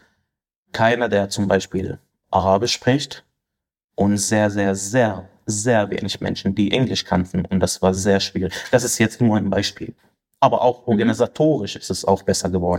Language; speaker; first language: German; non-native, fluent; Arabic